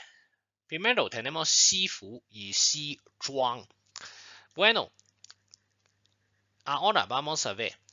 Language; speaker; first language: Spanish; non-native, fluent; Chinese